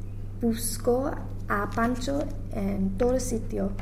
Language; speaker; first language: Spanish; non-native, learner; English